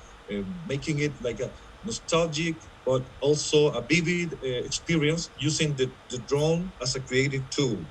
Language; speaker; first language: English; non-native, fluent; Spanish